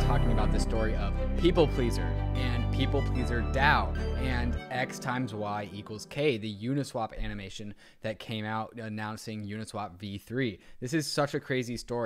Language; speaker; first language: English; native; English